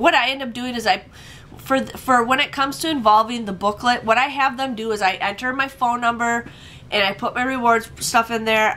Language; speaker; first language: English; native; English